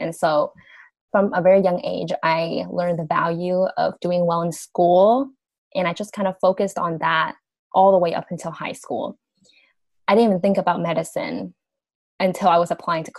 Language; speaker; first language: English; early bilingual, other home language; Vietnamese